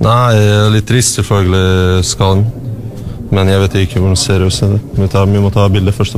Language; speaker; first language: Norwegian; non-native, learner; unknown